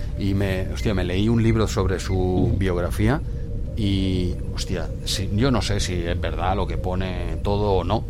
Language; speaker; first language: Spanish; native; Spanish